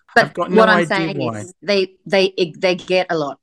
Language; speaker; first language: English; native; English